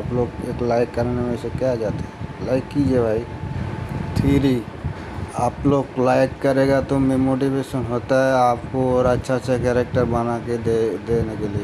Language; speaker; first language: Hindi; non-native, local second language; Bangla